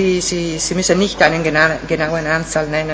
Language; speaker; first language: German; non-native, fluent; Italian